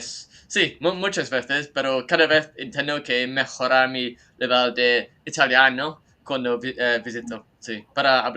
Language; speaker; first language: Spanish; non-native, learner; English